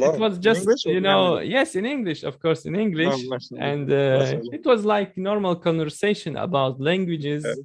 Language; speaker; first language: English; non-native, learner; Chechen